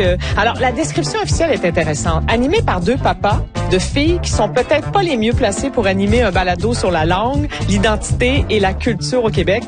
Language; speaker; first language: French; native; French